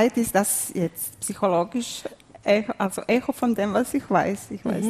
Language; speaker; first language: German; non-native, fluent; Serbian